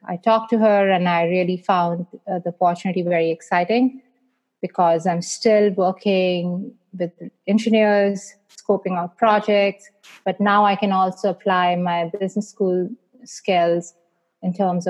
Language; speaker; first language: English; non-native, local second language; Hindi